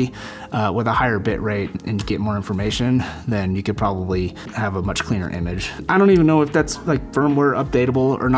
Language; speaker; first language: English; native; English